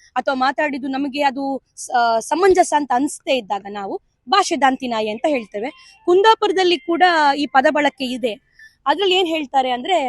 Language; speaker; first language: Kannada; non-native, local second language; Tulu